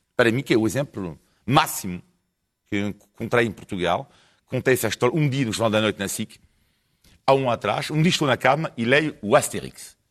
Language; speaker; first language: Portuguese; non-native, fluent; French